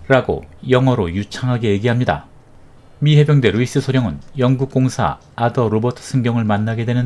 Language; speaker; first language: Korean; native; Korean